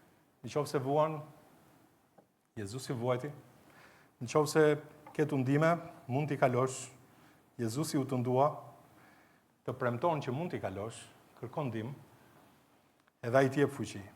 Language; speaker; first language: Albanian; native; Albanian